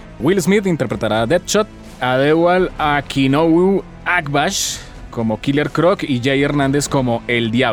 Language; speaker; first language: Spanish; native; Spanish